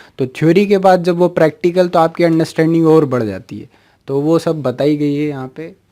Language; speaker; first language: Hindi; native; Hindi